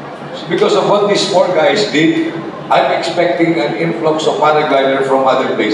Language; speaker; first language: English; non-native, local second language; Bikol